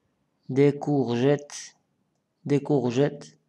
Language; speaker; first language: French; non-native, local second language; Arabic